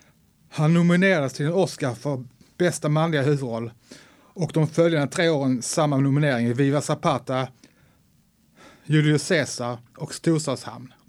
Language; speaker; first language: Swedish; native; Swedish